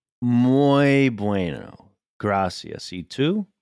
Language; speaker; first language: Spanish; non-native, learner; English